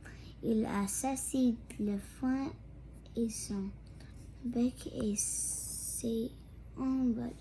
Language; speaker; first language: French; non-native, local second language; English